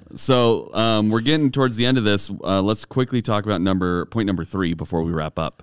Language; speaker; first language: English; native; English